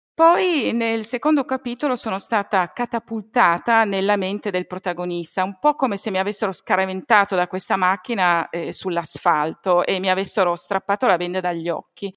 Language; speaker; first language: Italian; native; Italian